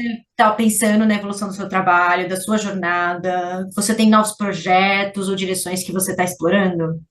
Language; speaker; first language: Portuguese; native; Portuguese